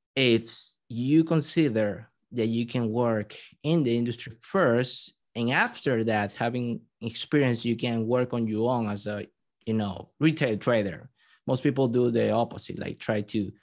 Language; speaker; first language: English; non-native, fluent; Spanish